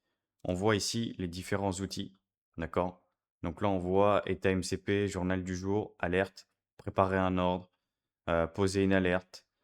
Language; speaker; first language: French; native; French